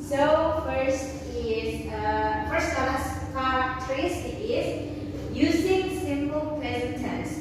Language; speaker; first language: English; non-native, fluent; Indonesian